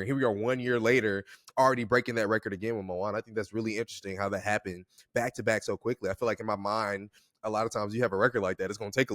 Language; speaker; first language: English; native; English